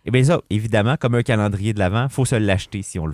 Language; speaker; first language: French; native; French